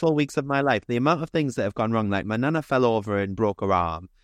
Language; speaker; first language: English; native; English